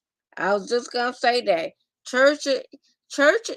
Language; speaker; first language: English; native; English